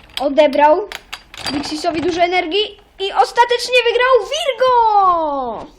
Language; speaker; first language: Polish; native; Polish